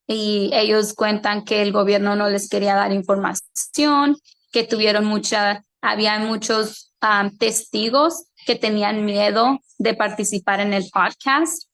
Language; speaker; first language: Spanish; early bilingual, heritage; Spanish